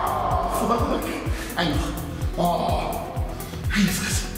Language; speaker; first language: German; native; German